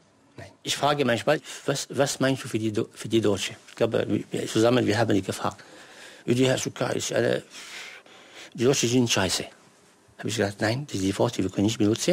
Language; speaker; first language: German; non-native, learner; Arabic